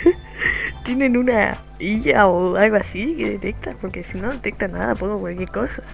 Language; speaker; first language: Spanish; native; Spanish